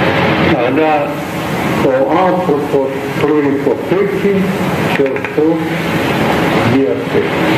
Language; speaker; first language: Greek; non-native, fluent; Russian